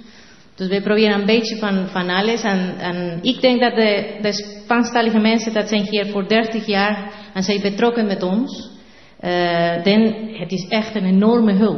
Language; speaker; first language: Dutch; non-native, learner; Spanish